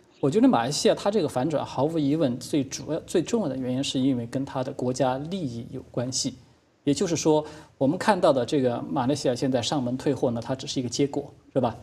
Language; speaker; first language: Chinese; native; Chinese